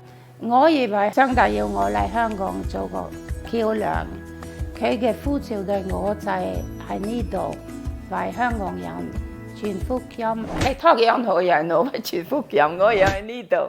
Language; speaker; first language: Cantonese; non-native, fluent; Norwegian